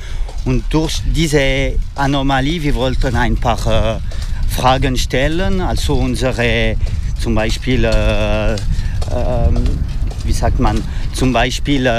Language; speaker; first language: German; non-native, fluent; French